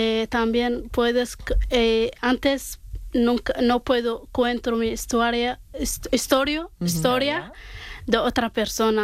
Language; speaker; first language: Spanish; non-native, learner; Arabic